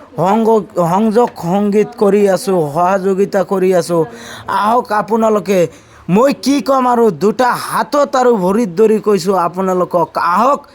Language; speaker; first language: Assamese; non-native, local second language; Bangla